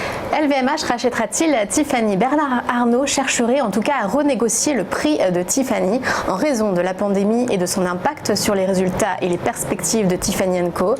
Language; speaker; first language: French; native; French